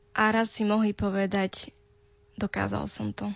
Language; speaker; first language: Slovak; non-native, local second language; Romany